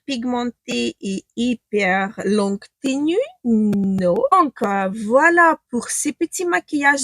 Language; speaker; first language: French; non-native, fluent; Ukrainian